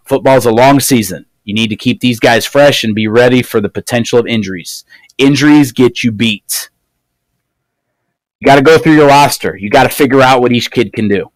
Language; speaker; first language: English; native; English